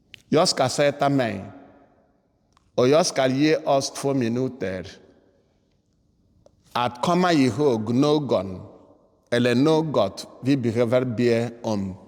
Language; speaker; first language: Swedish; non-native, fluent; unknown